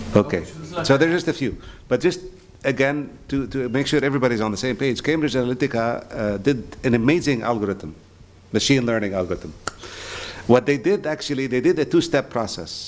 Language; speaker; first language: English; non-native, fluent; Arabic